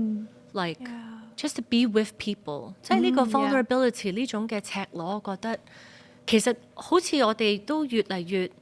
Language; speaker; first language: Cantonese; native; Cantonese